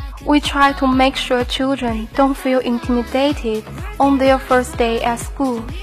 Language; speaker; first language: English; non-native, fluent; Chinese